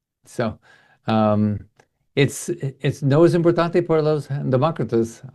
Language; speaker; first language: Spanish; non-native, learner; English